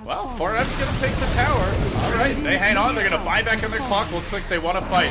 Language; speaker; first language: English; native; English